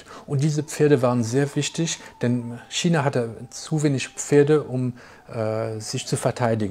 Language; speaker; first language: German; non-native, fluent; French